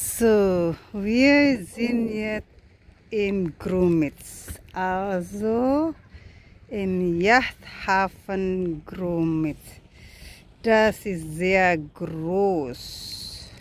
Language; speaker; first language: German; non-native, learner; Indonesian